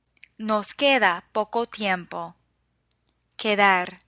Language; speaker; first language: Spanish; non-native, fluent; English